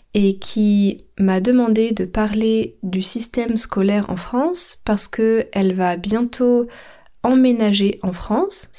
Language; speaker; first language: French; native; French